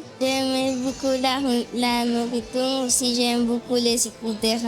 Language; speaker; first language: French; non-native, learner; Spanish